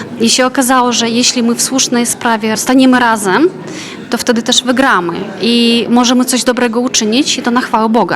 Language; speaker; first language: Polish; non-native, fluent; Russian